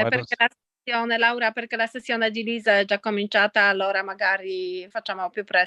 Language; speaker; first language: Italian; non-native, fluent; Polish